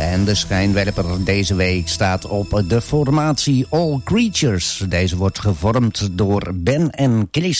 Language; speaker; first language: Dutch; native; Dutch